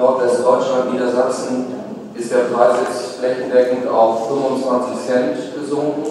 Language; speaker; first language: German; native; German